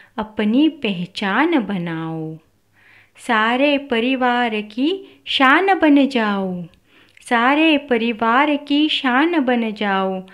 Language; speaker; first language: Hindi; non-native, local second language; Marathi